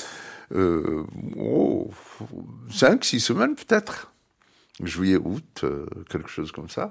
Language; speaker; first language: French; non-native, fluent; Arabic